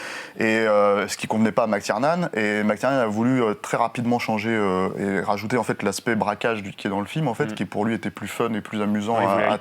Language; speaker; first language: French; native; French